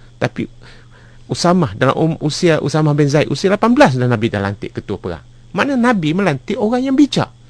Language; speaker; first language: Malay; native; Malay